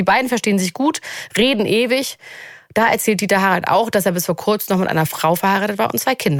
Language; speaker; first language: German; native; German